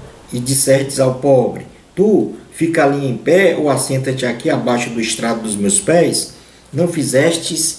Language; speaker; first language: Portuguese; native; Portuguese